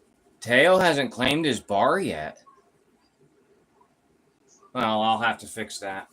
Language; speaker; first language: English; native; English